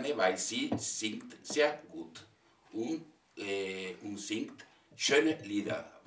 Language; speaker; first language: German; non-native, learner; Spanish